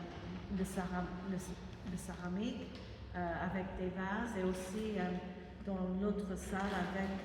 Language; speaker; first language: French; non-native, fluent; English